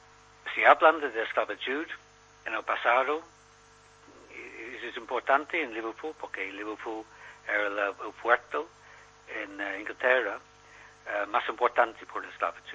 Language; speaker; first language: Spanish; non-native, learner; English